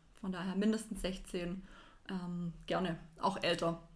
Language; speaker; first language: German; native; German